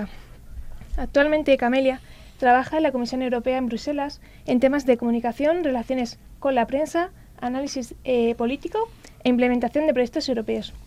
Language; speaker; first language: Spanish; native; Spanish